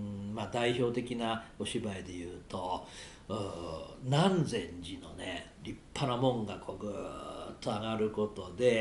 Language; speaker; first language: Japanese; native; Japanese